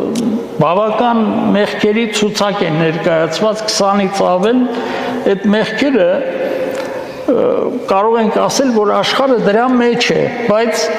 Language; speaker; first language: Armenian; native; Armenian